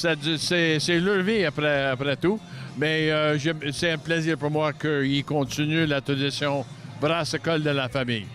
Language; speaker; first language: French; non-native, local second language; English